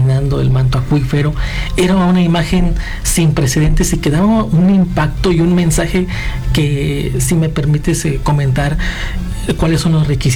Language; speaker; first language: Spanish; native; Spanish